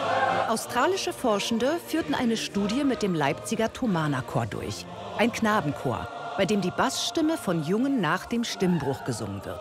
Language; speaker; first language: German; native; German